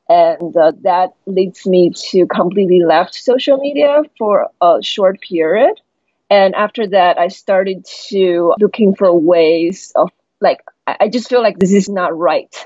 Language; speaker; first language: English; non-native, fluent; Chinese